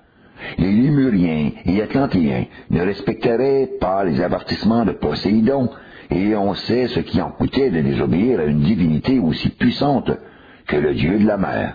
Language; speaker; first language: French; native; French